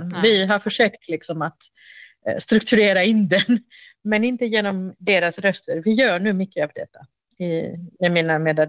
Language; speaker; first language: Swedish; non-native, fluent; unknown